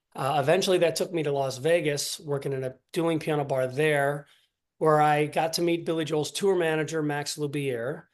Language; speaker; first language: English; native; English